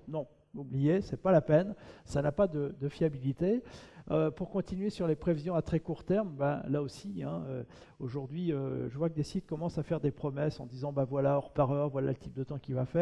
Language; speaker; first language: French; native; French